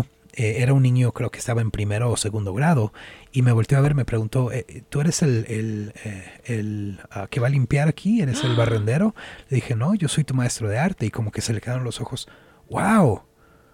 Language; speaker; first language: Spanish; native; Spanish